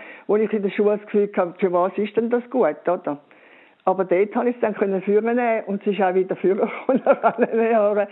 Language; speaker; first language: German; native; German